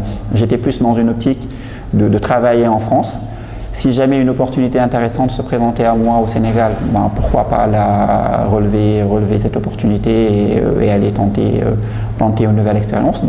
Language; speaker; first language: French; non-native, local second language; Wolof